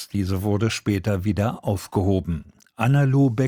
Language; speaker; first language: German; native; German